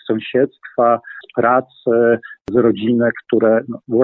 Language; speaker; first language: Polish; native; Polish